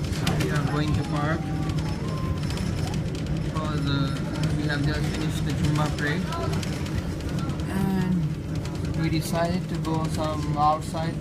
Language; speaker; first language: English; non-native, fluent; Urdu